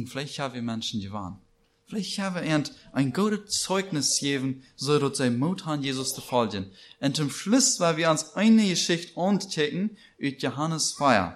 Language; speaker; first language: German; non-native, learner; Plautdietsch